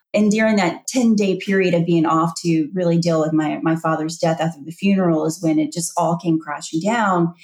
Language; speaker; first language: English; native; English